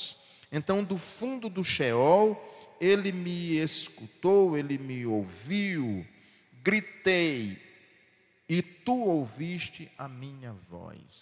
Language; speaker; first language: Portuguese; native; Portuguese